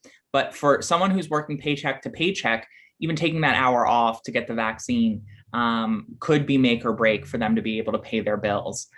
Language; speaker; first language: English; native; English